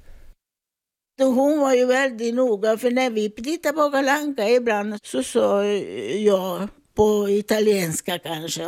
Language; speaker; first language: Swedish; non-native, fluent; Italian